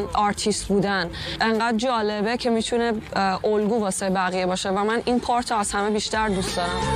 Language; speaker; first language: Persian; early bilingual, heritage; Persian